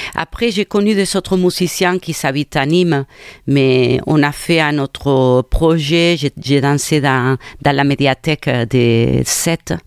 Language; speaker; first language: French; non-native, fluent; Spanish